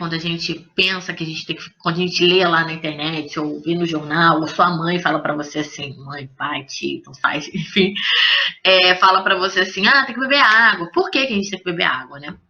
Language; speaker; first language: Portuguese; native; Portuguese